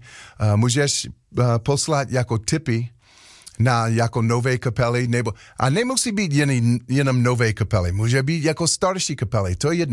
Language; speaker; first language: Czech; non-native, learner; English